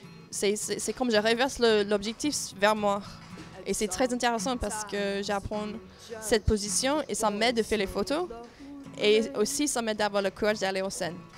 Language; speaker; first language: French; non-native, learner; English